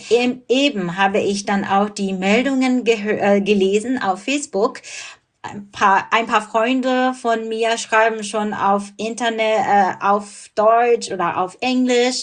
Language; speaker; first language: German; non-native, fluent; Burmese